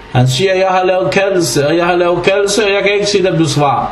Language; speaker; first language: Danish; non-native, fluent; Arabic